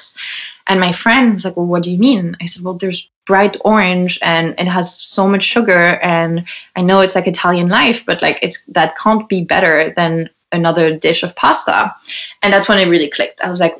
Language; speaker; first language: English; non-native, fluent; French